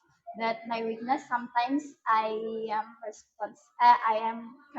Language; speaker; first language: English; non-native, learner; Indonesian